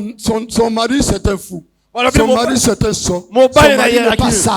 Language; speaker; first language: French; non-native, local second language; Lingala